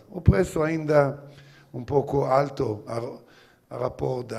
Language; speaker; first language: Portuguese; non-native, learner; Hebrew